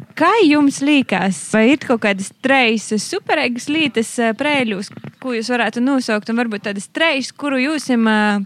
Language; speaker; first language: Latvian; native; Latvian